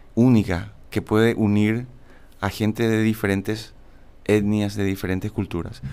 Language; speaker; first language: Spanish; native; Spanish